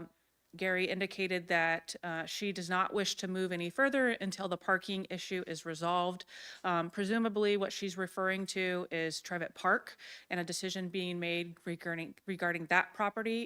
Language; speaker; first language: English; native; English